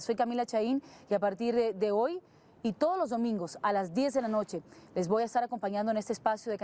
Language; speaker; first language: Spanish; native; Spanish